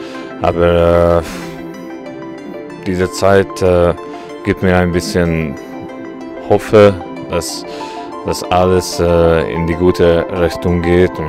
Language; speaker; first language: German; non-native, learner; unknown